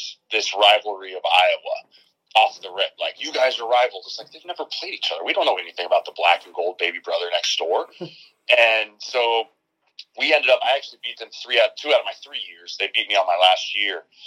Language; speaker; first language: English; native; English